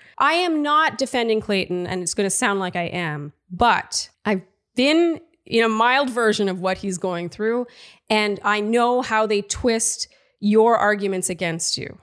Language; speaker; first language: English; native; English